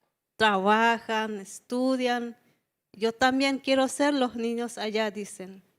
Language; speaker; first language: Spanish; non-native, local second language; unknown